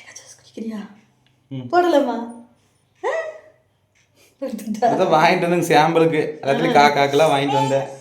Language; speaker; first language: Tamil; native; Tamil